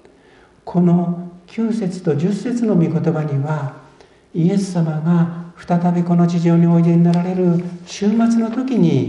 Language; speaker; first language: Japanese; native; Japanese